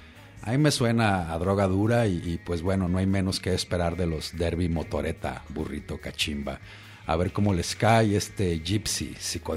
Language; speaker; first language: Spanish; native; Spanish